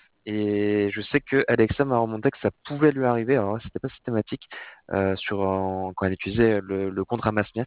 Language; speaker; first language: French; native; French